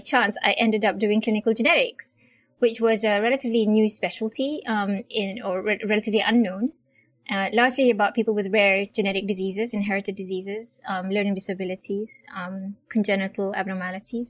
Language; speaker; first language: English; non-native, local second language; Malay